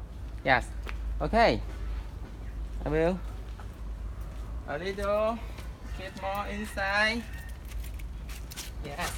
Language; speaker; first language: English; non-native, learner; Vietnamese